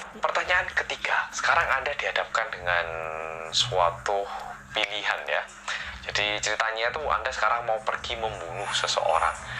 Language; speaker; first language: Indonesian; non-native, fluent; Korean